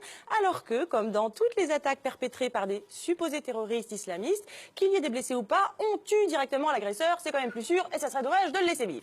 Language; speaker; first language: French; native; French